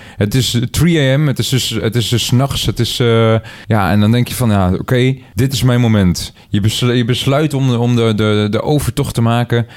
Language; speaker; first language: Dutch; native; Dutch